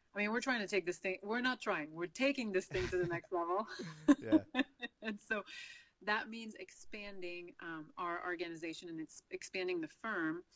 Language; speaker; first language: English; non-native, fluent; French